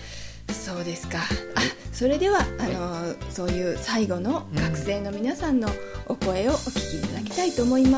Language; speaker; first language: Japanese; native; Japanese